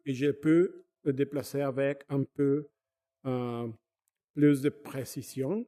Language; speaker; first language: French; non-native, fluent; Spanish